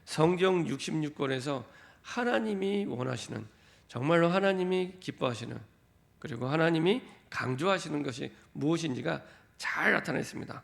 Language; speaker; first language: Korean; native; Korean